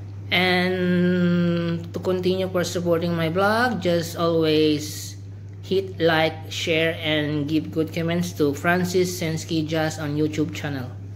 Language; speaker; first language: English; non-native, local second language; Filipino